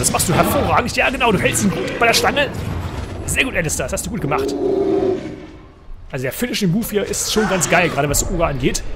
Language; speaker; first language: German; native; German